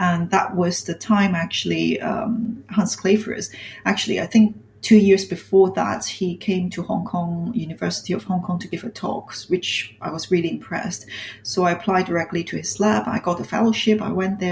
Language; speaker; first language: English; non-native, local second language; Cantonese